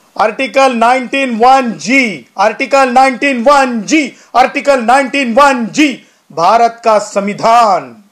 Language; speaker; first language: Hindi; non-native, local second language; Marathi